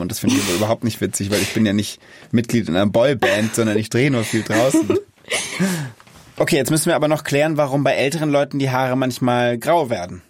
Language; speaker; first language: German; native; German